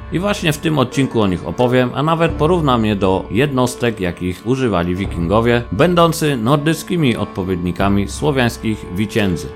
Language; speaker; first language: Polish; native; Polish